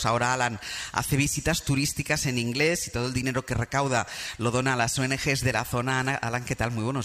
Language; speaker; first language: Spanish; native; Spanish